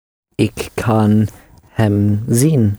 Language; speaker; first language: Dutch; non-native, learner; English